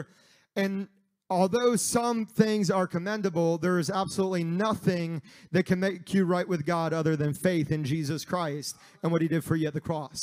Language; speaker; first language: English; native; English